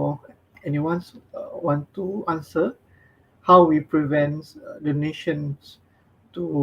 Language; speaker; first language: English; non-native, fluent; Malay